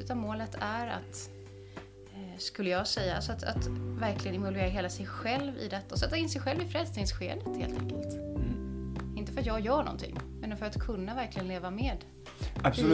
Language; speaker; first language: Swedish; native; Swedish